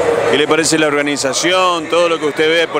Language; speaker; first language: Spanish; native; Spanish